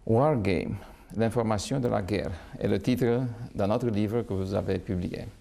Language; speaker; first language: French; non-native, fluent; Romanian